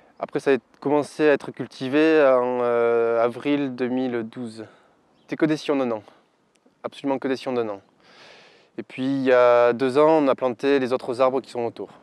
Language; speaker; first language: French; native; French